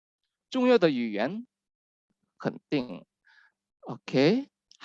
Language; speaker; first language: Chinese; non-native, fluent; Indonesian